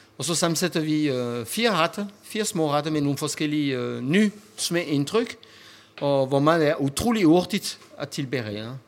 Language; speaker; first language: Danish; non-native, fluent; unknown